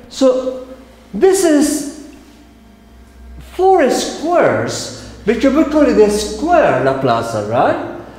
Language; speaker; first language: English; non-native, fluent; Spanish